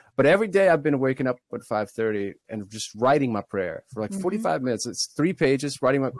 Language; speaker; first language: English; early bilingual, other home language; Russian